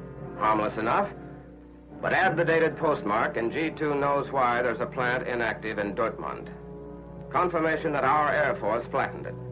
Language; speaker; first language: English; native; English